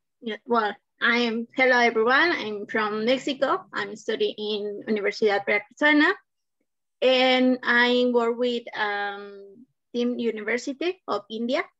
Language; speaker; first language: English; non-native, learner; Spanish